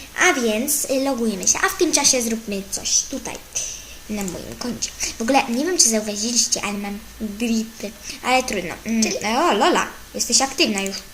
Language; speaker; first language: Polish; native; Polish